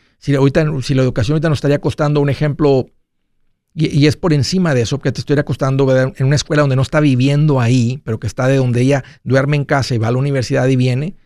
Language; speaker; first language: Spanish; native; Spanish